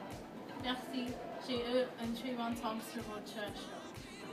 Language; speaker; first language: French; non-native, learner; English